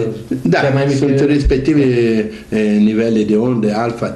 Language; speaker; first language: Romanian; non-native, learner; Italian